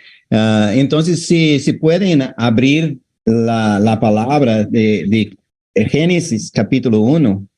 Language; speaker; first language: Portuguese; non-native, fluent; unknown